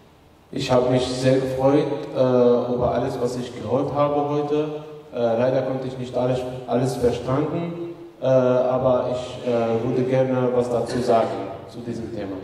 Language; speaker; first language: German; non-native, fluent; Arabic